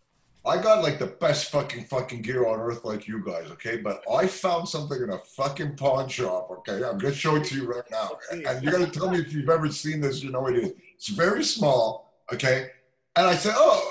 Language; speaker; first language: English; non-native, fluent; French